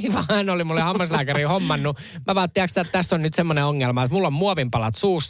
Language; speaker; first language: Finnish; native; Finnish